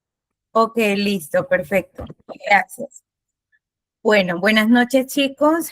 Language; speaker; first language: Spanish; native; Spanish